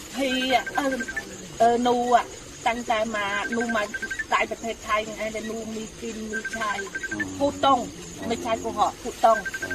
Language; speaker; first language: Thai; non-native, learner; Khmer